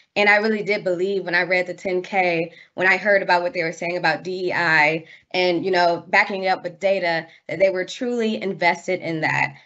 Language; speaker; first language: English; native; English